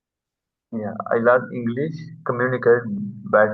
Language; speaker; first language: English; non-native, learner; Urdu